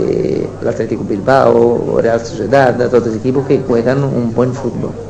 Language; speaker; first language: Spanish; non-native, fluent; Italian